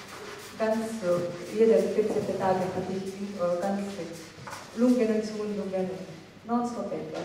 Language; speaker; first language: German; non-native, fluent; Slovenian